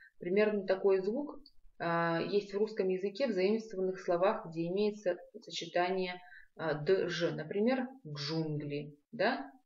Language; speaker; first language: Russian; non-native, local second language; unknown